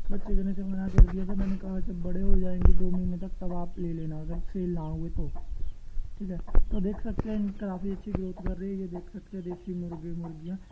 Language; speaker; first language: Hindi; non-native, local second language; Punjabi